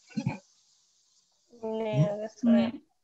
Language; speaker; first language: Korean; non-native, learner; Spanish